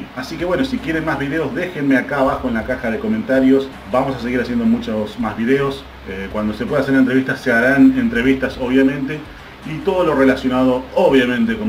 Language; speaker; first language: Spanish; native; Spanish